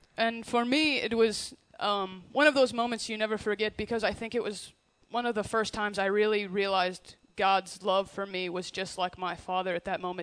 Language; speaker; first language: English; native; English